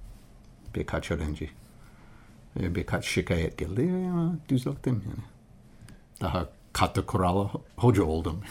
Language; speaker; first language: Turkish; non-native, learner; English